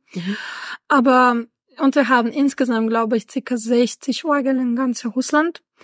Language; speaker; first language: German; non-native, fluent; Russian